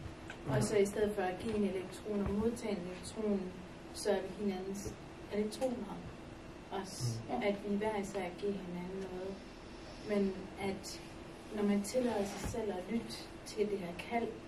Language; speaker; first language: Danish; native; Danish